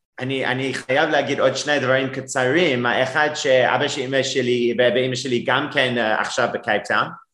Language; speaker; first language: Hebrew; non-native, fluent; English